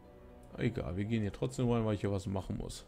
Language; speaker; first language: German; native; German